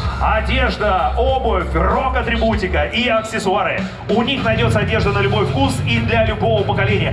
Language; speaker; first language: Russian; native; Russian